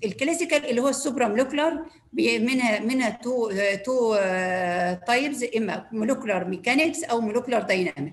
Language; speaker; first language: Arabic; native; Arabic